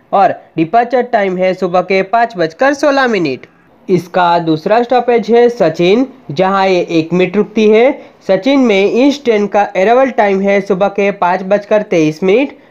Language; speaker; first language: Hindi; non-native, local second language; Gujarati